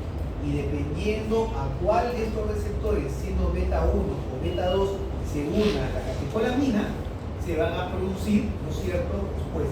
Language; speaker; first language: Spanish; native; Spanish